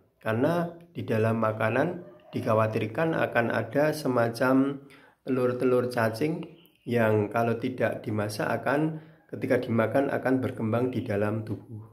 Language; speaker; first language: Indonesian; native; Indonesian